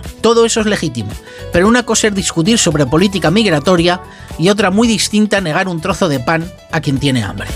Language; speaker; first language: Spanish; native; Spanish